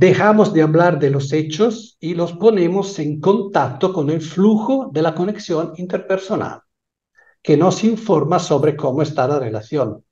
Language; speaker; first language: Spanish; non-native, fluent; Italian